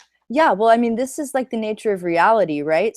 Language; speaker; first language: English; native; English